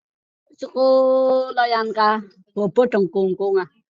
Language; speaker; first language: Cantonese; non-native, learner; Indonesian